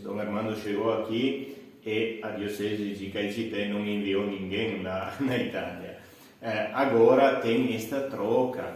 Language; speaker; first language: Portuguese; non-native, fluent; Italian